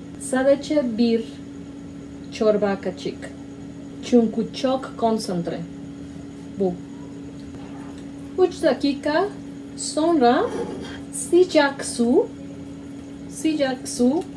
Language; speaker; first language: Turkish; non-native, learner; Spanish